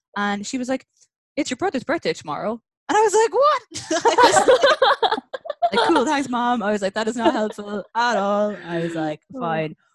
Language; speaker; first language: English; native; English